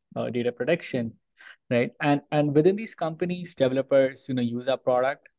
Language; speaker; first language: English; non-native, local second language; Hindi